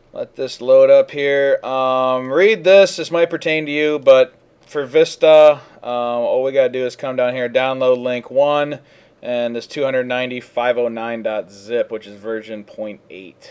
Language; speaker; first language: English; native; English